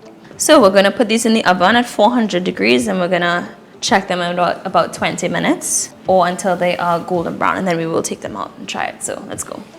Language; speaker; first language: English; native; English